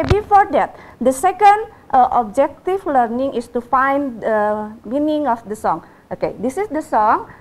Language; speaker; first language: English; non-native, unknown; Indonesian